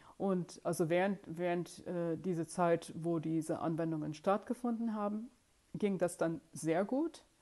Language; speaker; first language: German; non-native, fluent; English